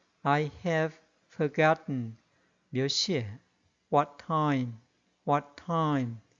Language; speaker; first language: English; non-native, fluent; Korean